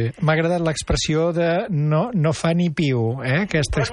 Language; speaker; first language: Catalan; native; Catalan